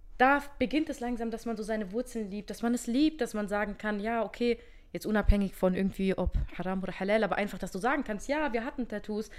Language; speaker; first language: German; early bilingual, other home language; Berber languages